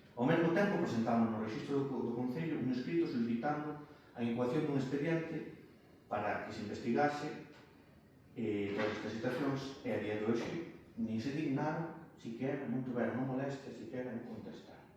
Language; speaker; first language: Galician; native; Galician